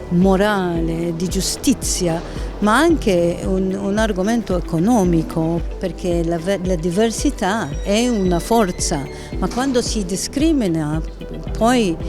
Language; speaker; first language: Italian; non-native, fluent; Maltese